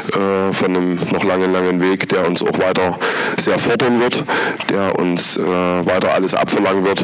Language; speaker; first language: German; native; German